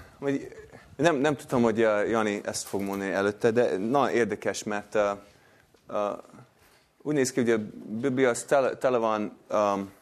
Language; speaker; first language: Hungarian; non-native, fluent; English